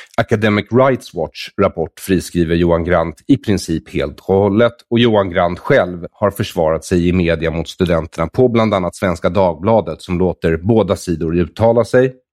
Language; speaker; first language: Swedish; native; Swedish